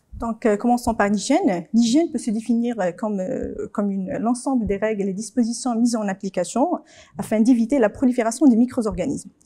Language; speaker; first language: French; non-native, local second language; Arabic